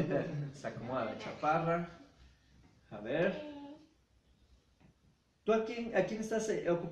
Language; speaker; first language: Spanish; native; Spanish